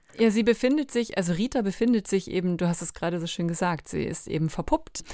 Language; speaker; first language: German; native; German